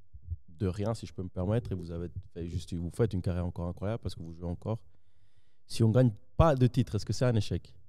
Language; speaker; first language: French; native; French